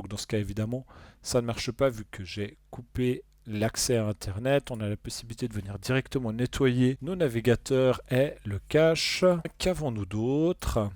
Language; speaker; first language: French; native; French